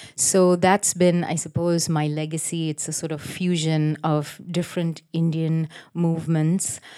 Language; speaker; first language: English; native; English